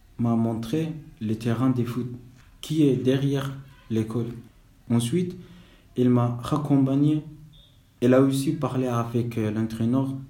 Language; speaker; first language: French; non-native, fluent; Somali